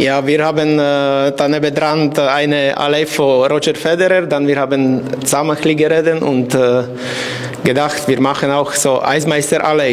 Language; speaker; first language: German; non-native, local second language; French